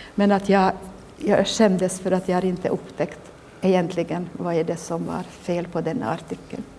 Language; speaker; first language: Swedish; non-native, fluent; Hungarian